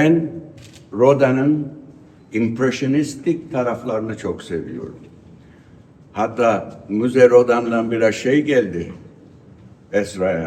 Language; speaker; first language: Turkish; early bilingual, heritage; Turkish